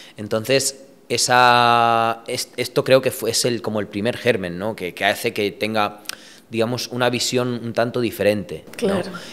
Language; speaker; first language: Spanish; early bilingual, other home language; Romanian